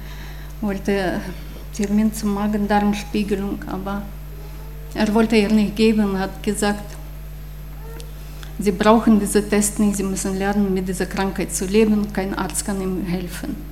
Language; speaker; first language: German; non-native, learner; Russian